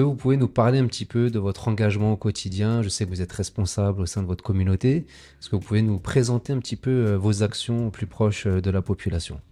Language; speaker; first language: French; native; French